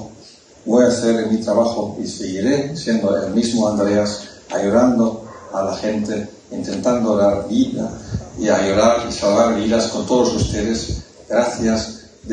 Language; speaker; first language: Spanish; non-native, fluent; German